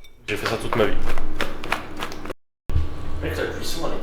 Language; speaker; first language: French; native; French